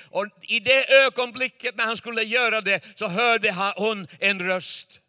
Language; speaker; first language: Swedish; non-native, fluent; Chinese